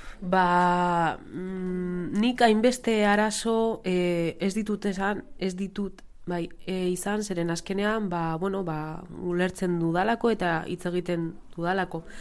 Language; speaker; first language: Basque; non-native, local second language; Spanish